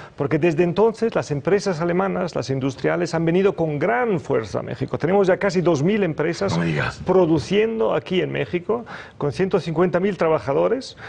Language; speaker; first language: Spanish; early bilingual, other home language; German